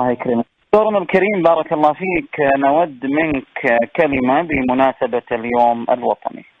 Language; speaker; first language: Arabic; native; Arabic